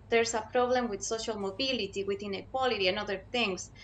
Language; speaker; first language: English; non-native, fluent; Spanish